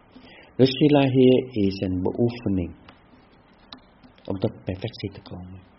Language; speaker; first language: Dutch; non-native, fluent; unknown